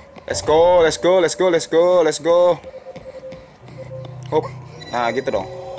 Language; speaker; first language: English; non-native, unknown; Indonesian